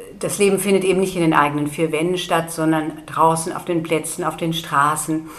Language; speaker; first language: German; native; German